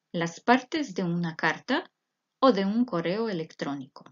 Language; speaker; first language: Spanish; non-native, fluent; Croatian